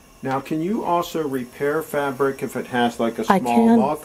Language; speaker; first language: English; native; English